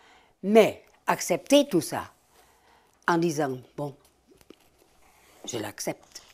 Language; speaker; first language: French; non-native, fluent; German